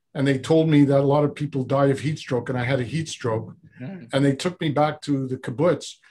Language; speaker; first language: English; native; English